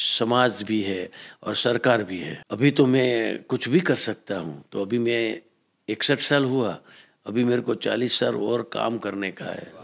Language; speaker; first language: Hindi; non-native, local second language; Gujarati